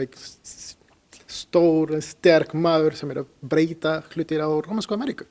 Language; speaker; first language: Icelandic; non-native, learner; Spanish